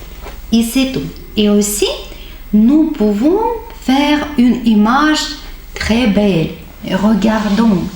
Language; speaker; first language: French; non-native, fluent; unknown